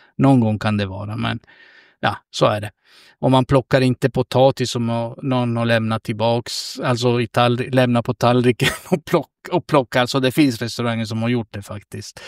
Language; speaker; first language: Swedish; native; Swedish